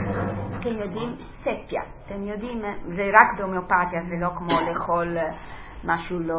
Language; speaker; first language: Hebrew; non-native, fluent; Italian